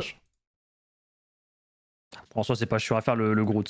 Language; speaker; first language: French; native; French